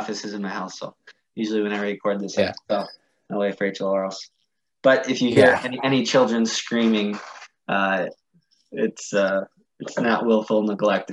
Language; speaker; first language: English; native; English